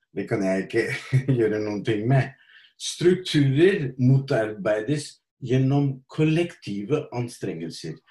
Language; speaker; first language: Norwegian; non-native, fluent; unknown